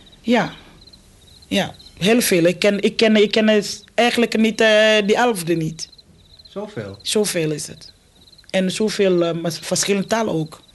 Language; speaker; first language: Dutch; non-native, fluent; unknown